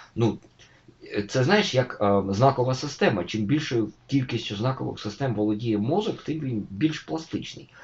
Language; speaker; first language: Ukrainian; native; Ukrainian